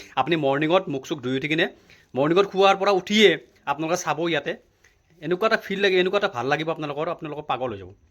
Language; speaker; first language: Assamese; native; Assamese